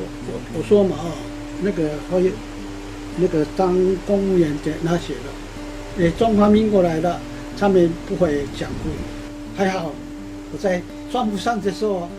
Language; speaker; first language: Chinese; non-native, local second language; Amis